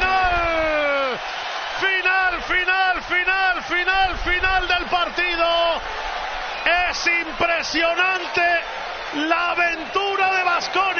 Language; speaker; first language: Spanish; native; Spanish